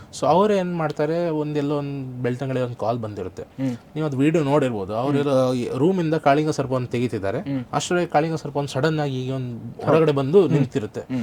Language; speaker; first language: Kannada; non-native, local second language; Konkani